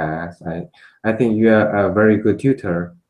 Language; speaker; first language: English; non-native, learner; Korean